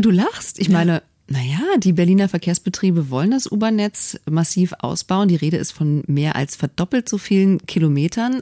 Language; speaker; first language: German; native; German